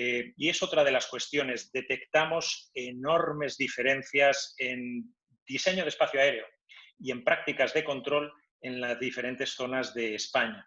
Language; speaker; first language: Spanish; native; Spanish